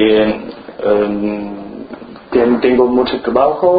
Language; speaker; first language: Spanish; non-native, learner; Chinese